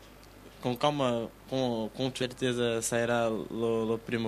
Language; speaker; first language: Italian; non-native, learner; Portuguese